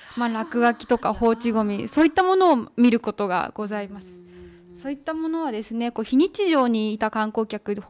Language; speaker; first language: Japanese; native; Japanese